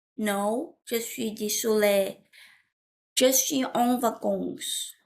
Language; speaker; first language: French; non-native, learner; Vietnamese